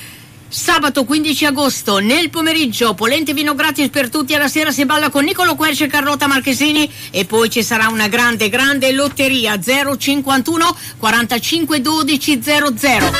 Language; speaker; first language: Italian; native; Italian